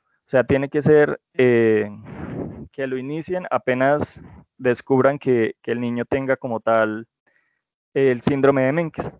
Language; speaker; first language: Spanish; native; Spanish